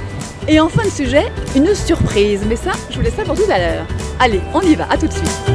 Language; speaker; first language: French; native; French